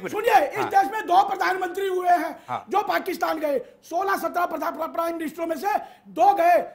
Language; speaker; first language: Hindi; native; Hindi